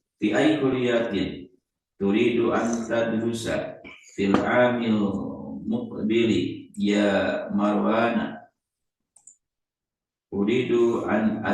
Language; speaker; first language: Arabic; non-native, learner; Indonesian